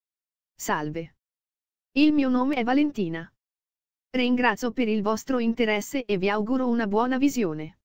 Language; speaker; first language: Italian; native; Italian